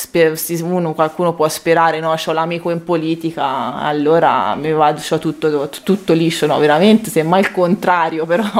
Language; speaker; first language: Italian; native; Italian